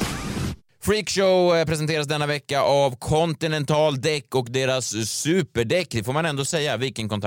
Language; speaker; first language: Swedish; native; Swedish